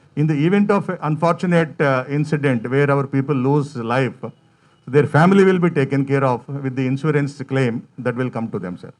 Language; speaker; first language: English; non-native, local second language; Telugu